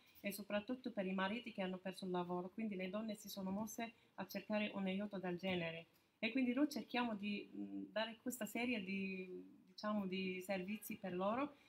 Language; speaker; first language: Italian; non-native, fluent; Arabic